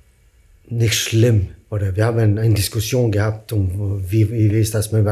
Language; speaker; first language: German; non-native, fluent; Swedish